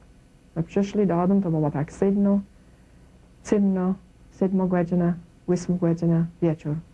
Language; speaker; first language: Polish; early bilingual, heritage; Kashubian